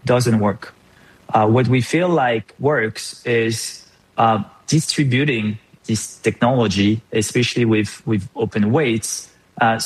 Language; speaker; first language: English; non-native, fluent; French